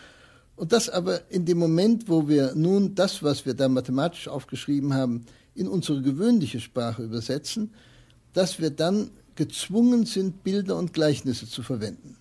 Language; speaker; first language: German; native; German